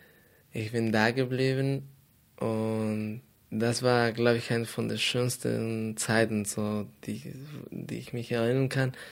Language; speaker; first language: German; non-native, fluent; Spanish